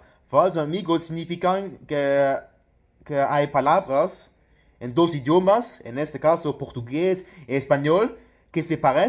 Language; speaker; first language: Spanish; non-native, fluent; Luxembourgish